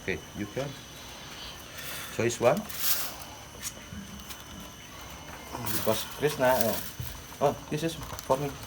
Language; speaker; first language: English; non-native, learner; Indonesian